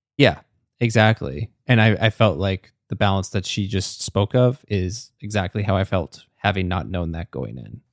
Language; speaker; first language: English; native; English